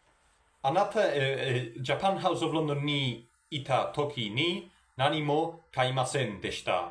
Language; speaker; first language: Japanese; non-native, learner; Spanish